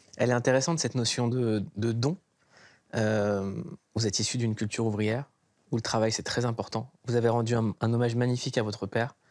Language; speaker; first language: French; native; French